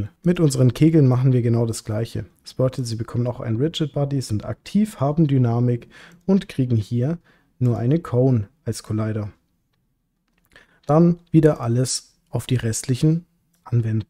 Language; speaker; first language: German; native; German